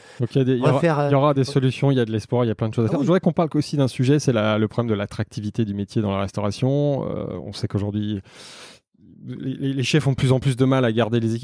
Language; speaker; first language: French; native; French